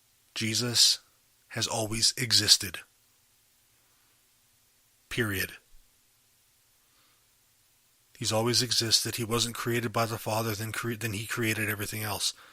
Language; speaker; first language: English; native; English